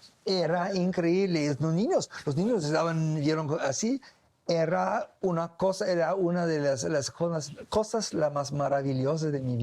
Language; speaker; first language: Spanish; non-native, learner; English